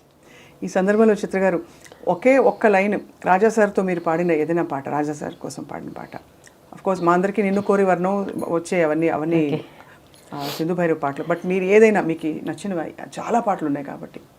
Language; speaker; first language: Telugu; native; Telugu